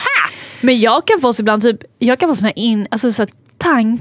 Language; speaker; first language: Swedish; native; Swedish